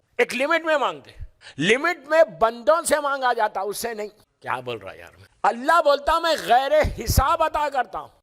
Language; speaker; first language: Urdu; native; Urdu